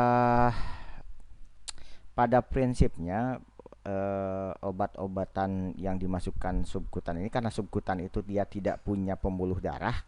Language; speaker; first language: Indonesian; native; Indonesian